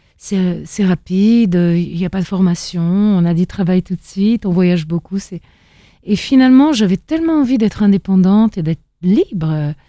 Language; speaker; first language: French; early bilingual, other home language; Italian